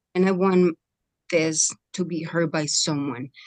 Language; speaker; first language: English; non-native, fluent; Spanish